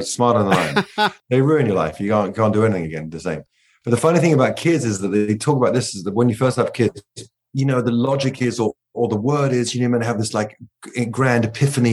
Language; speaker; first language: English; native; English